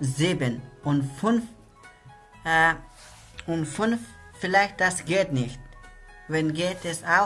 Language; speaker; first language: German; non-native, learner; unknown